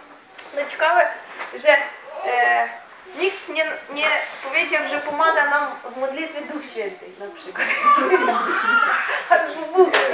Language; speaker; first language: Polish; non-native, fluent; Ukrainian